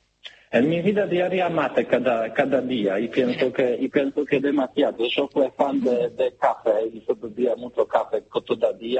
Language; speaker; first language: Spanish; non-native, learner; Polish